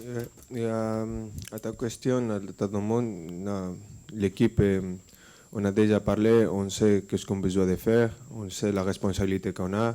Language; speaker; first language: French; non-native, fluent; Spanish